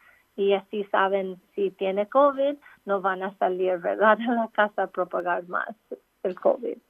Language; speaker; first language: Spanish; non-native, local second language; English